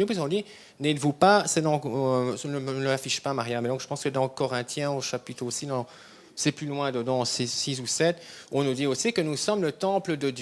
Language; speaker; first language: French; native; French